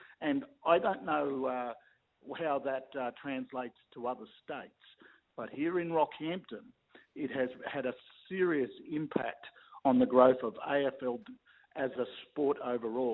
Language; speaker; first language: English; native; English